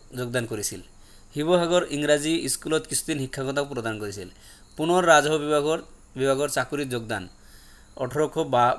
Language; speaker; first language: Assamese; non-native, local second language; Bangla